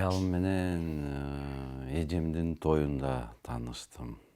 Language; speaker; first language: Kyrgyz; non-native, local second language; Tatar